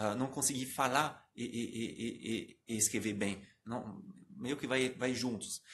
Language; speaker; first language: Portuguese; non-native, fluent; French